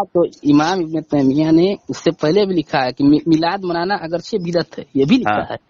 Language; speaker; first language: Hindi; native; Hindi